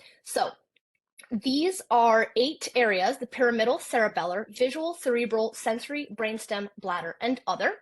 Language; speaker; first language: English; native; English